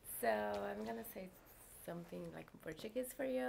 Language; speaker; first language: English; non-native, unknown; Portuguese